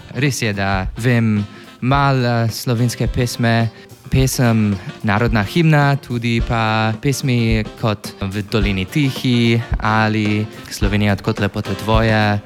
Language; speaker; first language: Slovenian; non-native, learner; English